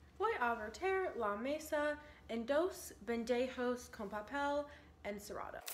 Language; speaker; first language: Spanish; non-native, learner; English